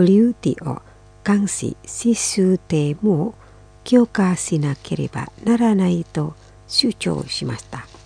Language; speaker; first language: Japanese; non-native, fluent; Indonesian